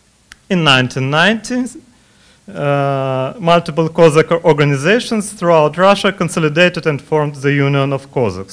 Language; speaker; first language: English; non-native, fluent; Russian